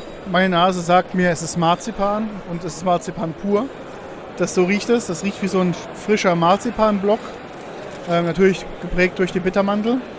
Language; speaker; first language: German; native; German